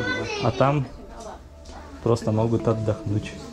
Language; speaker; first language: Russian; native; Russian